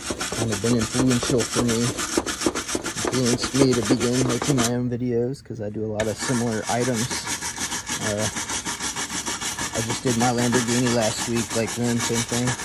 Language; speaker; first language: English; native; English